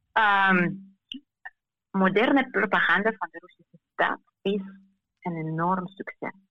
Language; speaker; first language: Dutch; non-native, fluent; Ukrainian